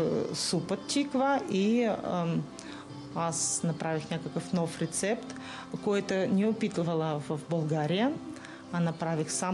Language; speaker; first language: Bulgarian; non-native, learner; Russian